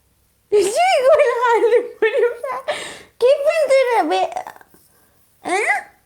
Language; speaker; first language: Arabic; non-native, learner; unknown